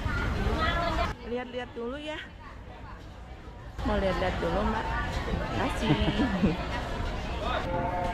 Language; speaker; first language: Indonesian; native; Indonesian